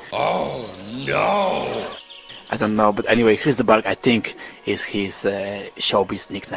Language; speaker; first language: English; non-native, learner; Polish